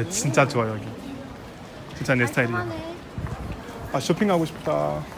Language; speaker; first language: Korean; non-native, learner; French